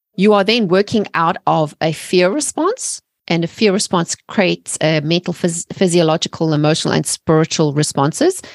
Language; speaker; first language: English; native; English